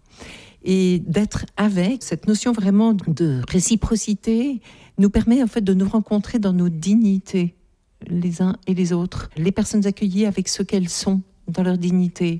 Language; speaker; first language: French; native; French